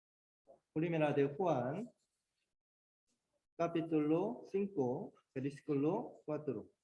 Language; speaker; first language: Spanish; non-native, learner; Korean